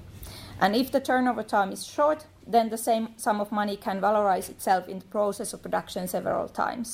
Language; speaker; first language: English; non-native, fluent; Finnish